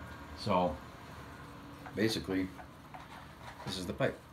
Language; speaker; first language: English; native; English